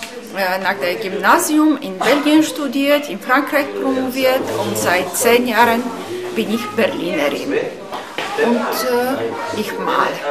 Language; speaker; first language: German; non-native, fluent; Bulgarian